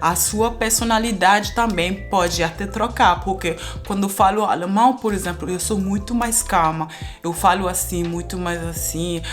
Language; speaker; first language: Portuguese; non-native, fluent; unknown